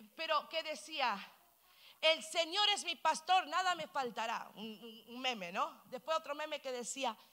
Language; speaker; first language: Spanish; early bilingual, heritage; Spanish